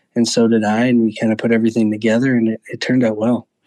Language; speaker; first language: English; native; English